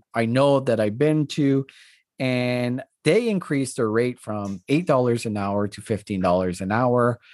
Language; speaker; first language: English; non-native, fluent; French